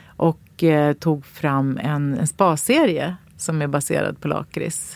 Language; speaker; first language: Swedish; native; Swedish